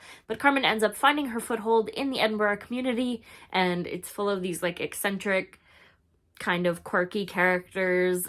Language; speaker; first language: English; native; English